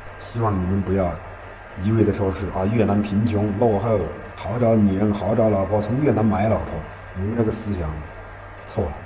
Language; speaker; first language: Chinese; native; Chinese